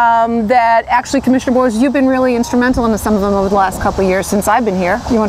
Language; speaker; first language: English; native; English